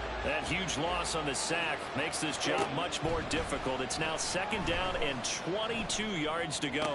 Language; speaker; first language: English; native; English